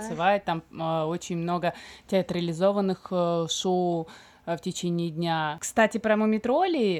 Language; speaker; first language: Russian; native; Russian